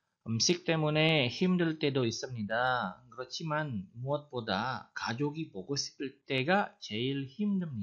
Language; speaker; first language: Korean; non-native, fluent; Indonesian